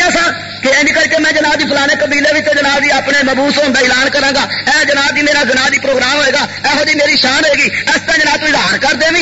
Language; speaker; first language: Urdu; non-native, local second language; Punjabi